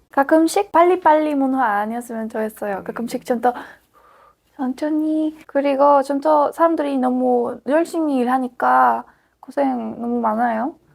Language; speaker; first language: Korean; non-native, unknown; Spanish